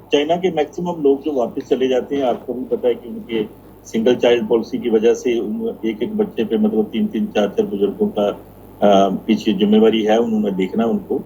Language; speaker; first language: Hindi; non-native, local second language; Punjabi